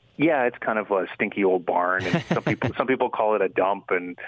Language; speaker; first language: English; native; English